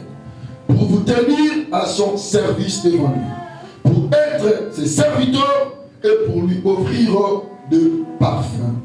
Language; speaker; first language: French; non-native, local second language; Lingala